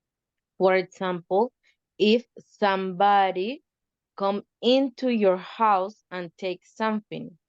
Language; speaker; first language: English; non-native, learner; Spanish